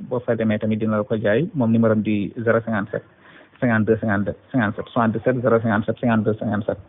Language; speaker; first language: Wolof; non-native, local second language; Fula